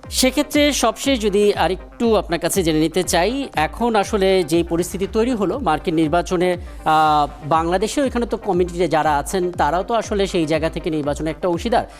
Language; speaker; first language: Bangla; native; Bangla